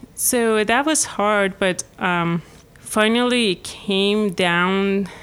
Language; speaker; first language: English; non-native, fluent; Persian